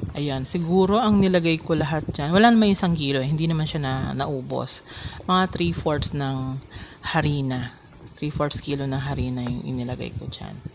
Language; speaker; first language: Filipino; non-native, local second language; Pampanga